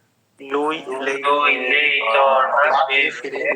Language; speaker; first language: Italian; non-native, learner; Bangla